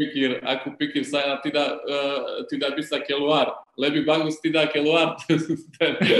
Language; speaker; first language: Indonesian; non-native, learner; Serbian